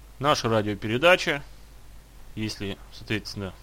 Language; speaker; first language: Russian; native; Russian